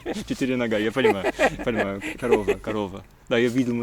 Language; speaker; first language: Russian; non-native, learner; English